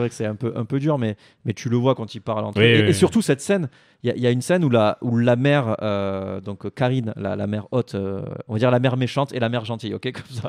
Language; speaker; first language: French; native; French